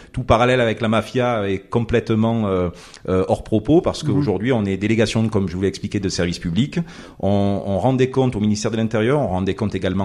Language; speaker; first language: French; native; French